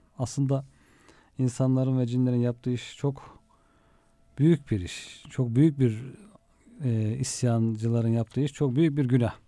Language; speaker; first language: Turkish; native; Turkish